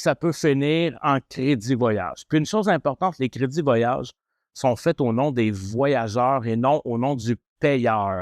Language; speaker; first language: French; native; French